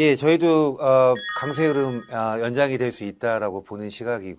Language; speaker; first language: Korean; native; Korean